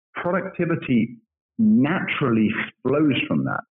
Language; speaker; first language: English; native; English